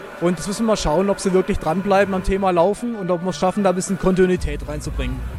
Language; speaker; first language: German; native; German